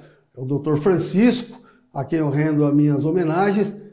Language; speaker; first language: Portuguese; native; Portuguese